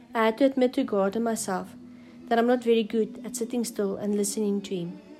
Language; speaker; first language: English; non-native, fluent; Afrikaans